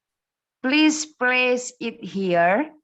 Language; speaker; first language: English; non-native, learner; Indonesian